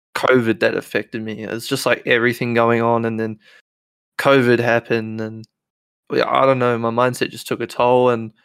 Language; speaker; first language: English; native; English